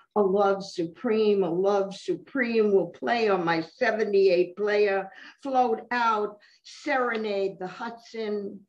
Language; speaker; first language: English; native; English